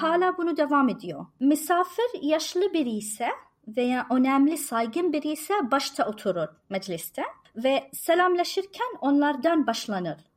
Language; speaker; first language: Turkish; non-native, fluent; Arabic